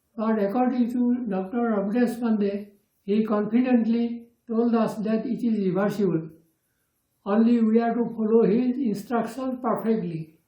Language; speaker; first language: English; non-native, local second language; Assamese